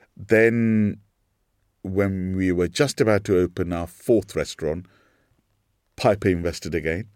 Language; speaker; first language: English; non-native, local second language; Sinhala